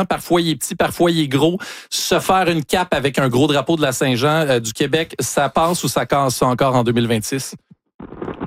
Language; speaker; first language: French; native; French